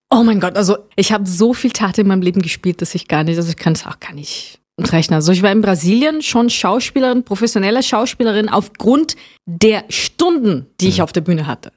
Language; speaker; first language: German; non-native, fluent; Portuguese